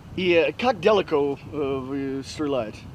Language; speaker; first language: Russian; non-native, learner; English